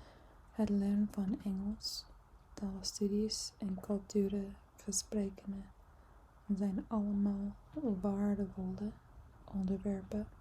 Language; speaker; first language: Dutch; non-native, learner; English